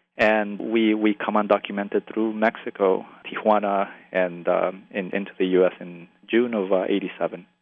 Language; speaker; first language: English; early bilingual, other home language; Spanish